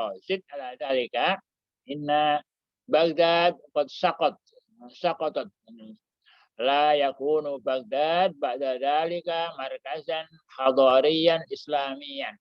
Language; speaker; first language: Arabic; non-native, fluent; Indonesian